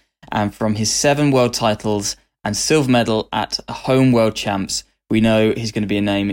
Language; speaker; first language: English; native; English